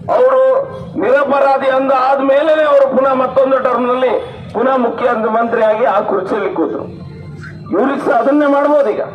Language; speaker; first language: Kannada; native; Kannada